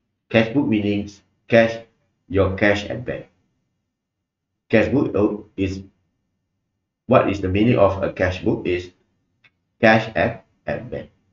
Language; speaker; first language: English; non-native, local second language; Malay